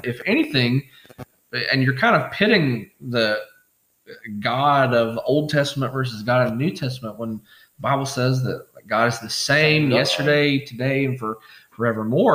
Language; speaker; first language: English; native; English